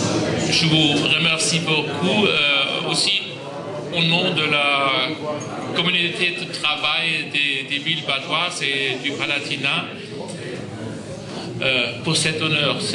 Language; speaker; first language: French; non-native, fluent; German